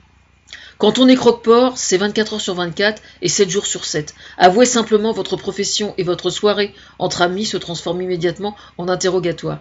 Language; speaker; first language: French; native; French